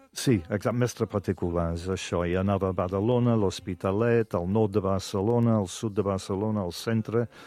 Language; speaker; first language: Catalan; non-native, fluent; English